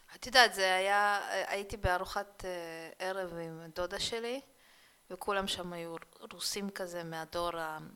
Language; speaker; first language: Hebrew; early bilingual, other home language; Russian